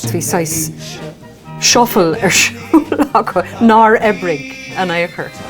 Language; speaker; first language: Irish; non-native, local second language; English